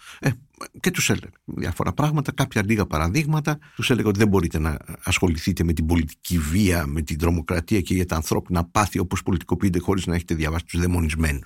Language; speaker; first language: Greek; early bilingual, heritage; Greek